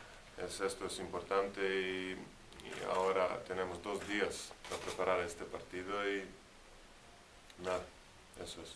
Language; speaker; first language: Spanish; non-native, learner; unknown